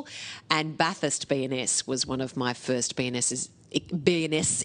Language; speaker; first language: English; native; English